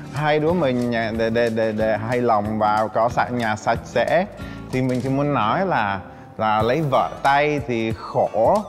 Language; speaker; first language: Vietnamese; non-native, fluent; Czech